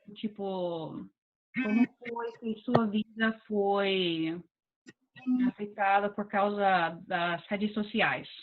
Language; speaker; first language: Portuguese; non-native, fluent; English